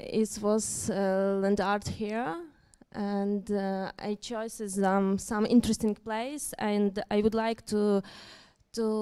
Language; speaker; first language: English; non-native, learner; Ukrainian